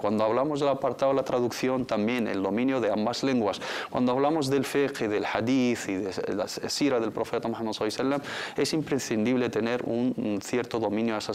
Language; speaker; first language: Spanish; native; Spanish